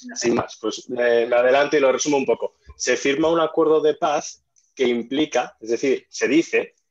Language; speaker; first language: Spanish; non-native, fluent; Arabic